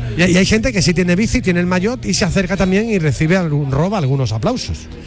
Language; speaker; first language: Spanish; native; Spanish